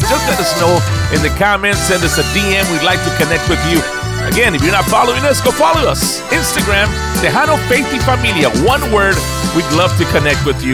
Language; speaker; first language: English; early bilingual, other home language; Spanish